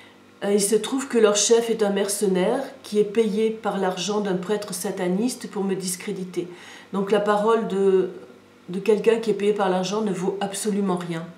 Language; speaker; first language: French; native; French